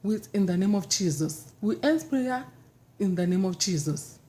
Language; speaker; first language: English; non-native, local second language; Yoruba